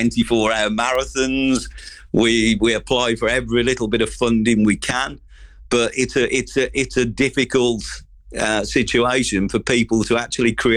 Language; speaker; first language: English; native; English